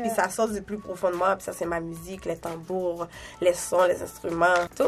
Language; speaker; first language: French; early bilingual, heritage; French